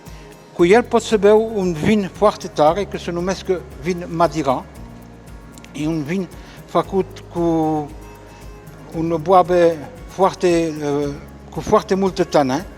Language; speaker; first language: Romanian; non-native, fluent; French